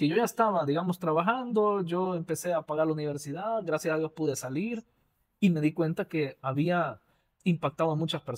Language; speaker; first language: Spanish; native; Spanish